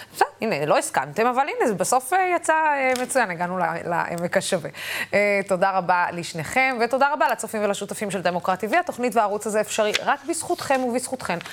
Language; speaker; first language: Hebrew; non-native, local second language; Arabic